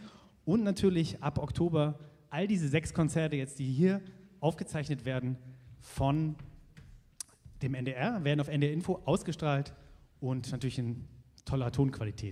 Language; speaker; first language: German; native; German